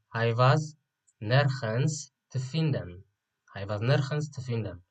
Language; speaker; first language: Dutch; non-native, fluent; Tigrinya